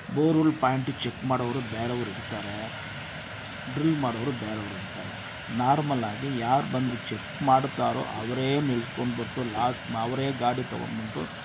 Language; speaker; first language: Kannada; non-native, local second language; Tamil